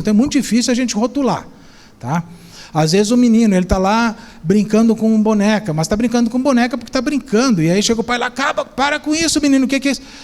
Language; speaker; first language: Portuguese; native; Portuguese